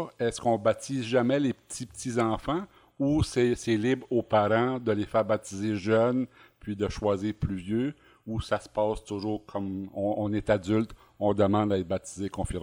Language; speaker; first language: French; native; French